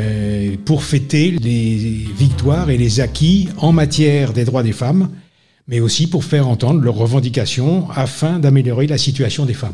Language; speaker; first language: French; native; French